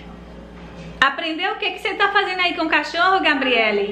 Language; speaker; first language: Portuguese; native; Portuguese